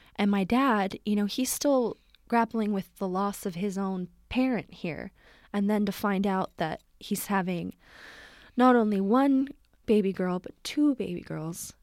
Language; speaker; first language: English; native; English